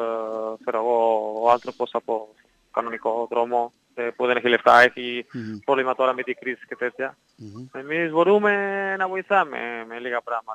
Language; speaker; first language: Greek; non-native, learner; Spanish